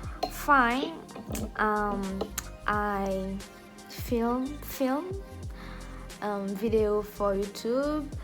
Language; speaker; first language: English; non-native, learner; Haitian Creole